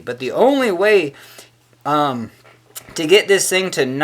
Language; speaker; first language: English; native; English